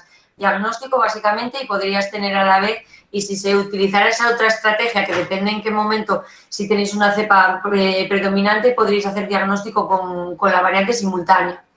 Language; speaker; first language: Spanish; native; Spanish